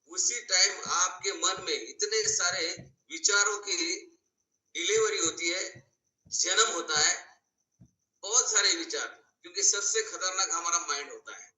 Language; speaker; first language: Hindi; non-native, local second language; Marathi